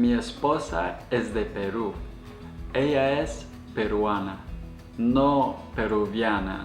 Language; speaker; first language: Spanish; non-native, fluent; English